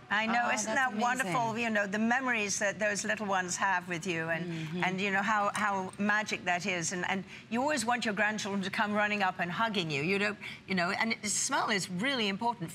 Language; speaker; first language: English; native; English